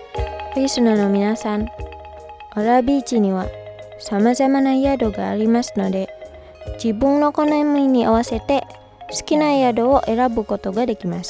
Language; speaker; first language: Japanese; non-native, fluent; Indonesian